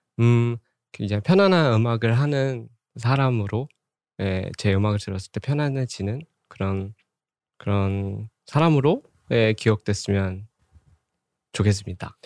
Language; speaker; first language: Korean; native; Korean